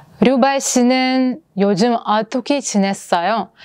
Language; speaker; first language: Korean; non-native, fluent; Russian